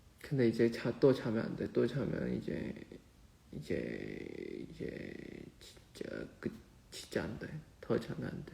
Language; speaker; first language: Korean; non-native, fluent; Chinese